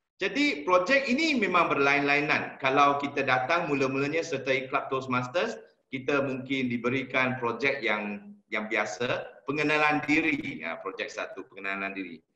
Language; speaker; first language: Malay; non-native, local second language; Chinese